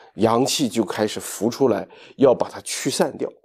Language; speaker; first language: Chinese; native; Chinese